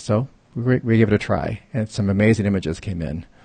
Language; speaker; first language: English; native; English